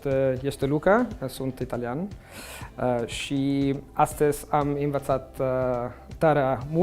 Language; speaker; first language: Romanian; non-native, learner; Italian